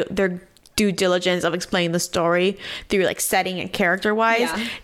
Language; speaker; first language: English; native; English